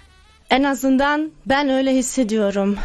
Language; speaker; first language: Turkish; early bilingual, other home language; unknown